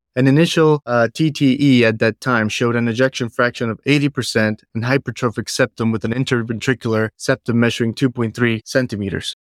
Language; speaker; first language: English; non-native, fluent; Spanish